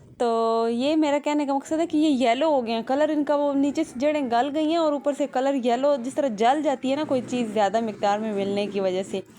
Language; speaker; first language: Urdu; non-native, local second language; Punjabi